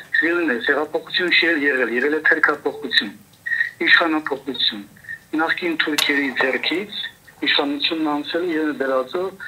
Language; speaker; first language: Armenian; early bilingual, heritage; Armenian